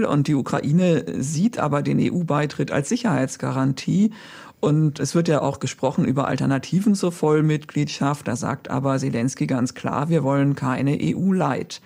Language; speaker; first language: German; native; German